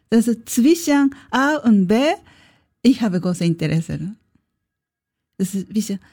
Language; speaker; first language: German; non-native, learner; Japanese